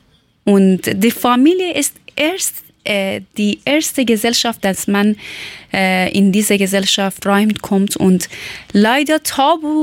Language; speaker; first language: German; non-native, learner; Persian